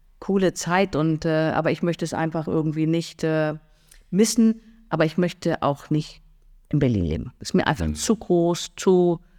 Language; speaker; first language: German; native; German